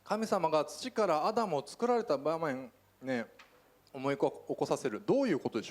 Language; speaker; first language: Japanese; native; Japanese